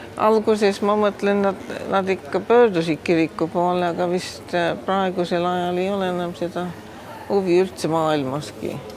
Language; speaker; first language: Estonian; early bilingual, heritage; Estonian